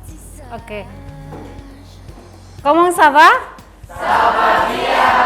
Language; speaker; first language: French; non-native, fluent; Indonesian